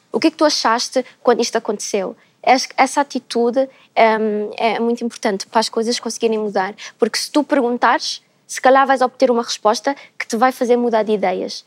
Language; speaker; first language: Portuguese; native; Portuguese